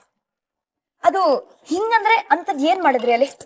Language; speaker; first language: Kannada; native; Kannada